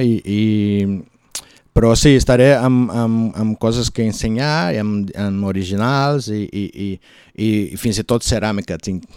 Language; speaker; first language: Catalan; non-native, learner; Portuguese